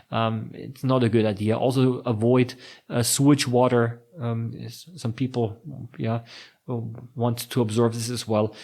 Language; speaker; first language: English; non-native, fluent; German